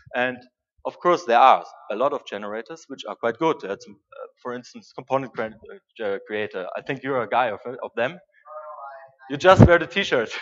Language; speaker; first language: English; non-native, fluent; German